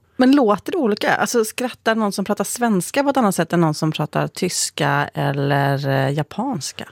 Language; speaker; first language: Swedish; native; Swedish